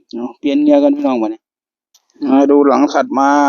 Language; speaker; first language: Thai; native; Thai